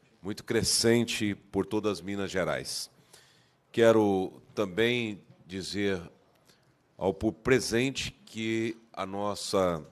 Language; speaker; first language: Portuguese; native; Portuguese